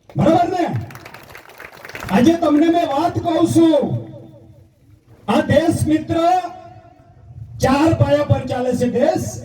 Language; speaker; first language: Gujarati; non-native, local second language; Rathawi